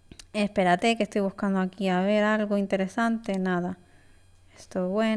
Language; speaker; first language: Spanish; native; Spanish